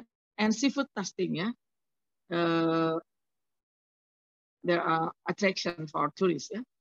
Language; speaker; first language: English; non-native, learner; Indonesian